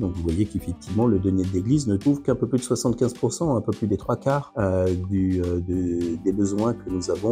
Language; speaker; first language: French; native; French